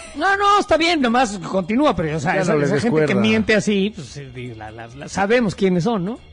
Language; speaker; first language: Spanish; native; Spanish